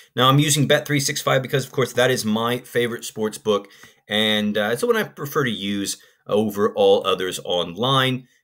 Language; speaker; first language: English; native; English